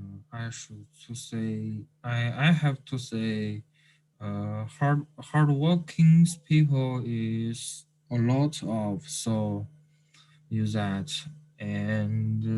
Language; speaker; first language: English; non-native, learner; Chinese